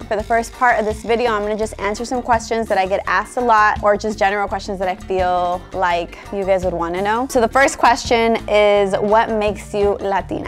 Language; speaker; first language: English; early bilingual, other home language; Spanish